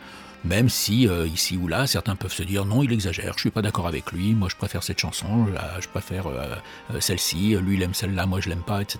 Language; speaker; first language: French; native; French